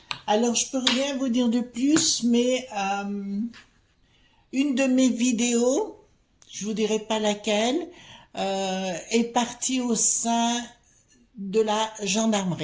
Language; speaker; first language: French; native; French